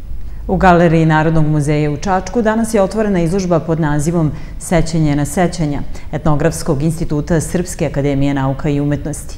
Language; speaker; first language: Serbian; native; Serbian